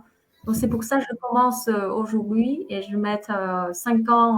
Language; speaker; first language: French; non-native, fluent; Vietnamese